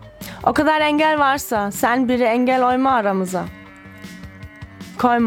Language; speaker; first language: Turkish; early bilingual, heritage; German